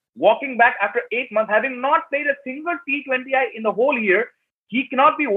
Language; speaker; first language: English; native; English